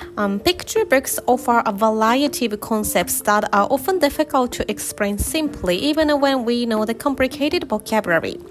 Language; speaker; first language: English; non-native, fluent; Japanese